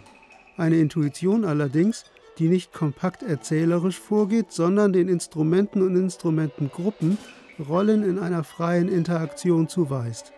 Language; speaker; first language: German; native; German